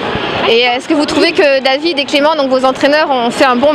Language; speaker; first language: French; native; French